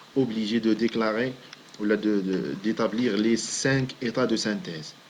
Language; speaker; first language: French; non-native, local second language; Arabic